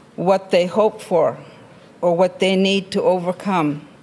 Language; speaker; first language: English; non-native, local second language; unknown